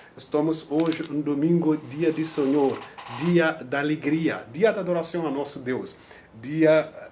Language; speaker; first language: Portuguese; non-native, fluent; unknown